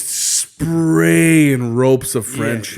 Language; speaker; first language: English; native; English